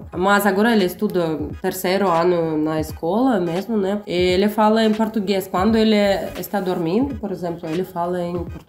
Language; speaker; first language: Portuguese; non-native, learner; Russian